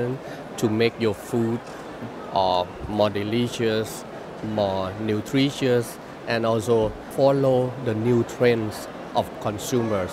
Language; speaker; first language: English; non-native, learner; Thai